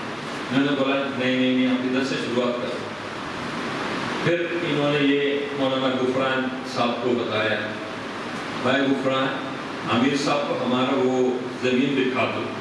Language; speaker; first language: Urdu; non-native, local second language; Malayalam